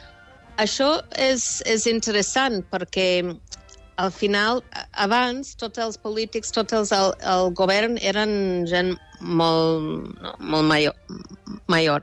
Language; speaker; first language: Catalan; non-native, fluent; English